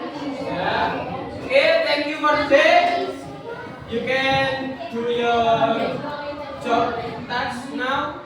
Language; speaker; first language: English; non-native, learner; Indonesian